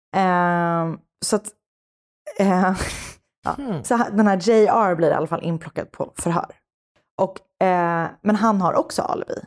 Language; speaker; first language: Swedish; native; Swedish